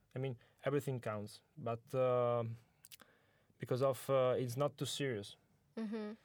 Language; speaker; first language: English; non-native, learner; Italian